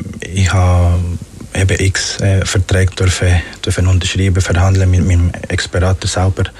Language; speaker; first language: German; non-native, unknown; Spanish